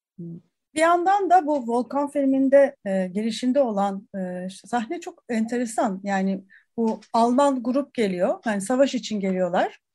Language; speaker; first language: Turkish; native; Turkish